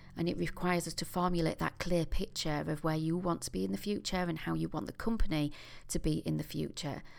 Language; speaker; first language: English; native; English